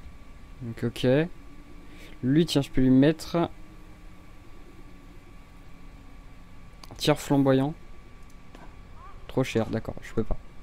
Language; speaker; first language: French; native; French